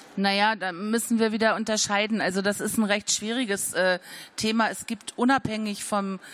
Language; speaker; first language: German; native; German